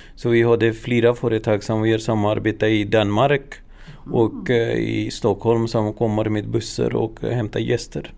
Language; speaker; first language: Swedish; non-native, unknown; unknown